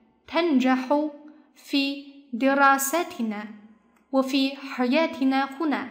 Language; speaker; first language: Arabic; non-native, fluent; Chinese